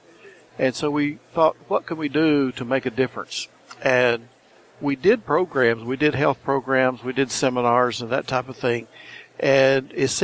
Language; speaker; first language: English; native; English